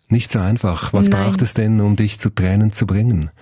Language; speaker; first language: German; native; German